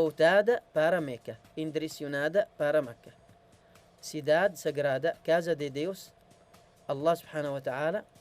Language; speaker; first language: Portuguese; non-native, learner; Arabic